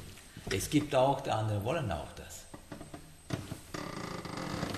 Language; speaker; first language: German; non-native, learner; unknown